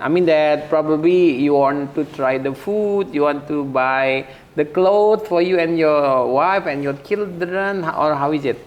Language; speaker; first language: English; non-native, fluent; Indonesian